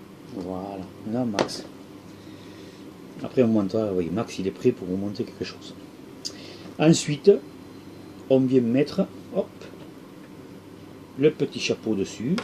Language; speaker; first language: French; native; French